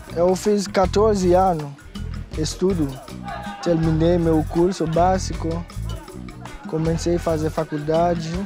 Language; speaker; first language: Portuguese; non-native, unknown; Haitian Creole